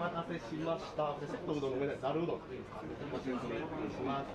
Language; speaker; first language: Japanese; native; Japanese